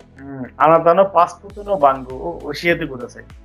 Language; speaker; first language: Japanese; non-native, fluent; Bangla